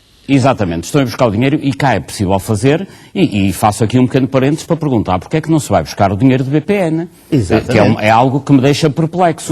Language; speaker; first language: Portuguese; native; Portuguese